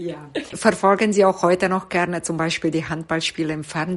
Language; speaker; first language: German; native; German